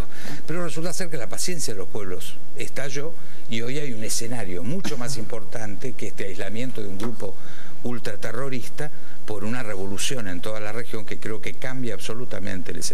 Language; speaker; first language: Spanish; native; Spanish